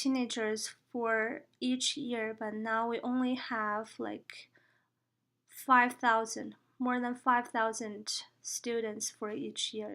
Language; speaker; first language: English; non-native, fluent; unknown